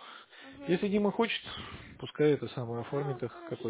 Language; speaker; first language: Russian; native; Russian